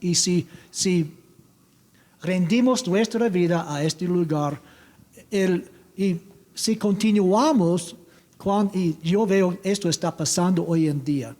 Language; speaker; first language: Spanish; non-native, learner; English